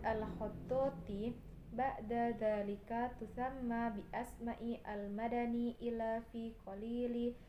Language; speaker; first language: Arabic; non-native, learner; Indonesian